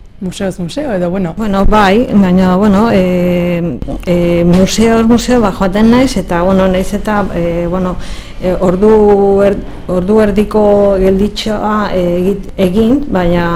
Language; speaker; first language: Basque; non-native, learner; Spanish